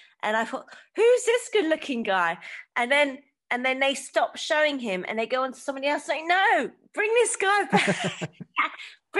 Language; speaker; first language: English; native; English